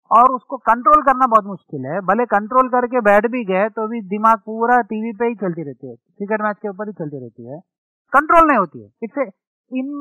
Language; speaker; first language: Hindi; non-native, local second language; Telugu